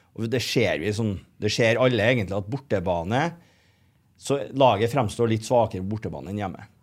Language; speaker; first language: Norwegian; native; Norwegian